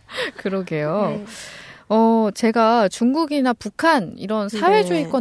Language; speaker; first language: Korean; native; Korean